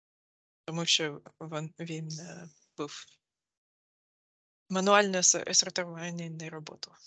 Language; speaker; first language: Ukrainian; non-native, fluent; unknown